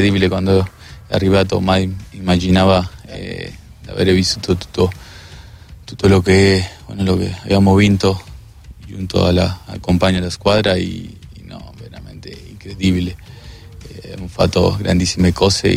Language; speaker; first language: Italian; non-native, fluent; Spanish